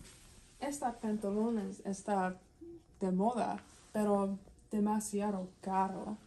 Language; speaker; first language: Spanish; non-native, learner; English